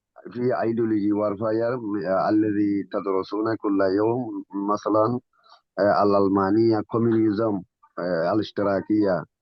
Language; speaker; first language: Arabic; non-native, fluent; Urdu